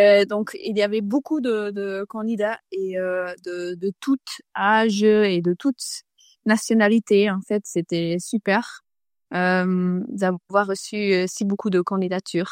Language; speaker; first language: French; non-native, fluent; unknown